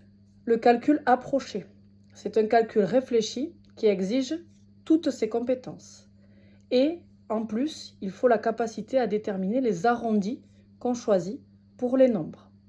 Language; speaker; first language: French; native; French